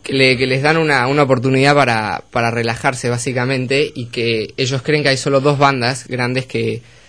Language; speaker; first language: Spanish; native; Spanish